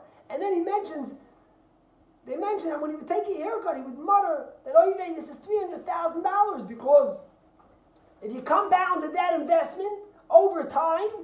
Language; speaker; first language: English; native; English